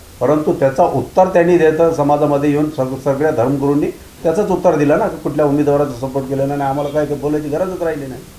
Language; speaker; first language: Marathi; non-native, local second language; Urdu